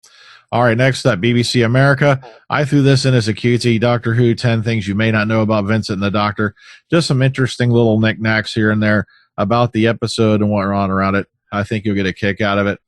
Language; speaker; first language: English; native; English